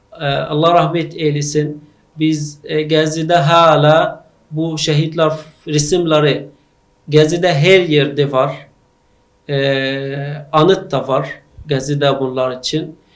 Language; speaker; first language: Turkish; non-native, learner; Arabic